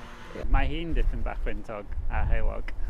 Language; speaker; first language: Welsh; non-native, learner; English